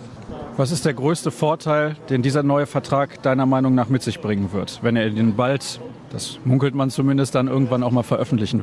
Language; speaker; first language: German; native; German